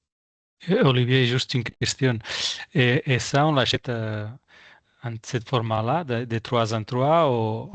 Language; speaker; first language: French; non-native, fluent; Spanish